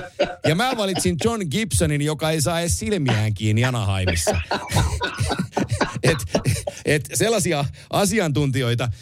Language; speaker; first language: Finnish; native; Finnish